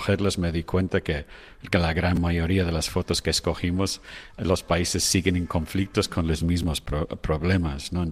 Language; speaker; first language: Spanish; non-native, fluent; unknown